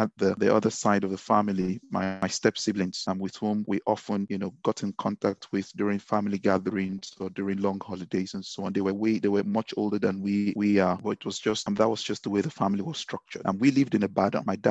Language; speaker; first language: English; non-native, local second language; Yoruba